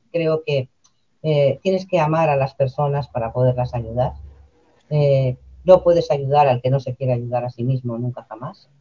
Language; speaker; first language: Spanish; native; Spanish